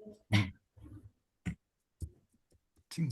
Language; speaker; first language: Chinese; non-native, learner; Indonesian